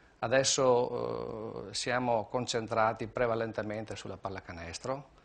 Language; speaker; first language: Italian; native; Italian